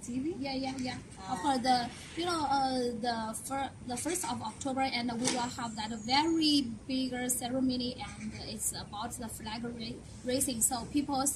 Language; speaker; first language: English; non-native, learner; Chinese